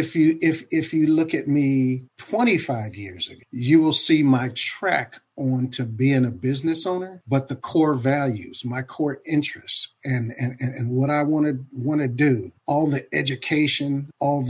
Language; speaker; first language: English; native; English